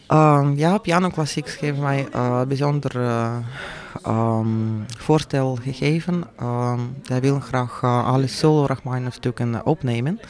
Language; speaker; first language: Dutch; non-native, fluent; Russian